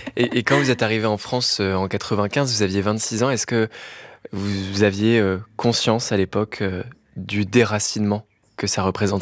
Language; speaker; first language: French; native; French